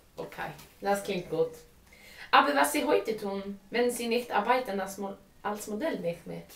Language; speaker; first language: German; non-native, learner; Swedish